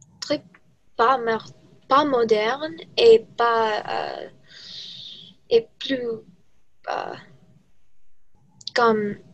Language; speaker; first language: French; non-native, learner; English